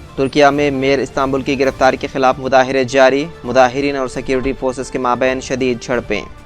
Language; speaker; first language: Urdu; native; Urdu